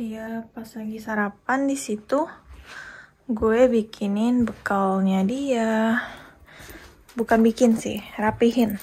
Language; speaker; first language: Indonesian; native; Indonesian